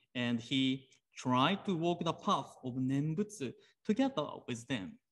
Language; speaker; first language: English; non-native, fluent; Japanese